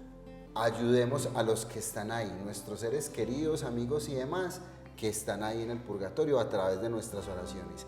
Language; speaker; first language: Spanish; native; Spanish